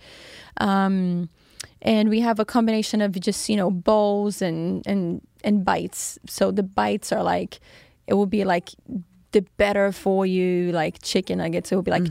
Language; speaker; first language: English; non-native, fluent; Portuguese